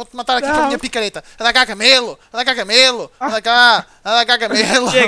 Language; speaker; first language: Portuguese; native; Portuguese